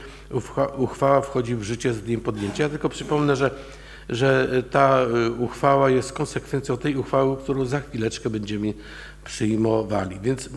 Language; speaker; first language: Polish; native; Polish